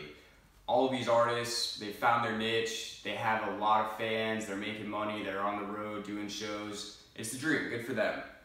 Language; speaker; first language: English; native; English